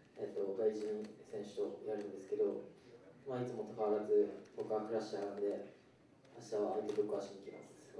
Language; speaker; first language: Japanese; native; Japanese